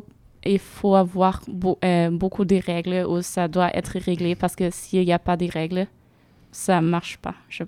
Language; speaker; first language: French; non-native, learner; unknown